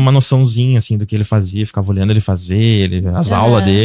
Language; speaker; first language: Portuguese; native; Portuguese